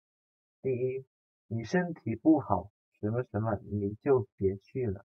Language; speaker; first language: Chinese; non-native, fluent; Indonesian